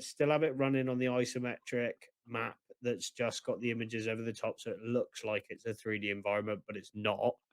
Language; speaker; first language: English; native; English